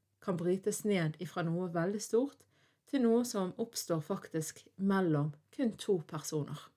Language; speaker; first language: Norwegian; early bilingual, other home language; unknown